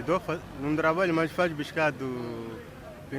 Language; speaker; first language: Portuguese; non-native, local second language; Makhuwa